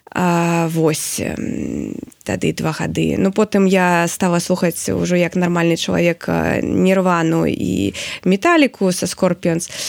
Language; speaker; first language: Belarusian; non-native, local second language; Russian